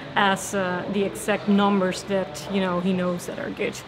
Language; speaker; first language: English; non-native, fluent; Dutch